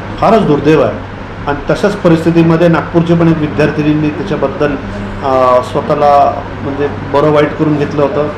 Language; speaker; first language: Marathi; native; Marathi